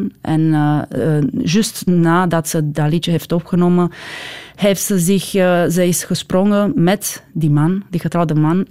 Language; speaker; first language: Dutch; non-native, fluent; Romanian